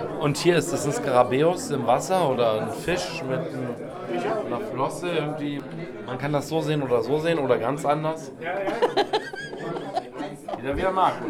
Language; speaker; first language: German; native; German